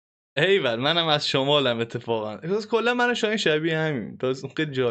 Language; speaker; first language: Persian; native; Persian